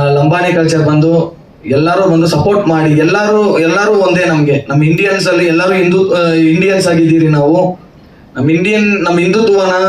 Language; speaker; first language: Kannada; non-native, local second language; Lambadi